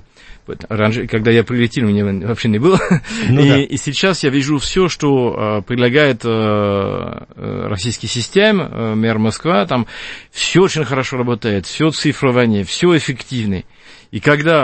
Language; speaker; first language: Russian; non-native, fluent; French